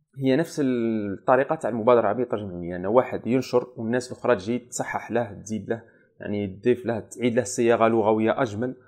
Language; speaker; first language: Arabic; native; Arabic